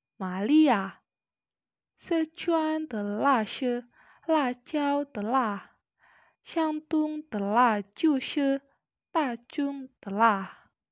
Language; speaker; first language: Chinese; non-native, learner; Indonesian